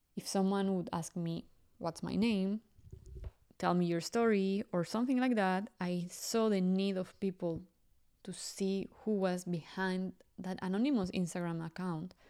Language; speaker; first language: English; non-native, fluent; Spanish